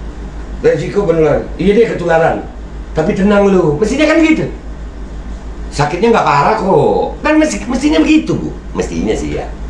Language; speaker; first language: Indonesian; native; Indonesian